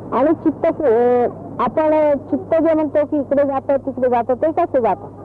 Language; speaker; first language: Marathi; native; Marathi